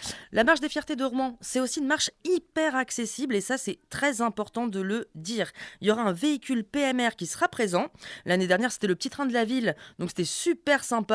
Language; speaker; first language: French; native; French